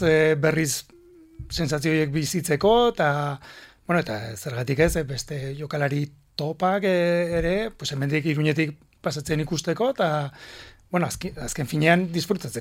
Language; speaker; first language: Basque; non-native, local second language; Spanish